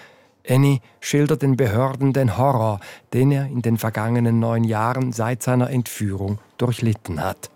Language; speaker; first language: German; native; German